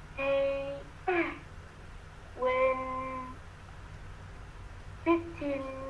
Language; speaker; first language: English; non-native, learner; Vietnamese